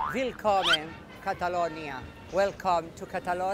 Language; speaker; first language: English; non-native, learner; Catalan